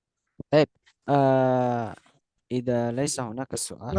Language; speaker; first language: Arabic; non-native, fluent; Indonesian